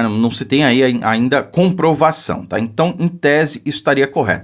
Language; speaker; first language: Portuguese; native; Portuguese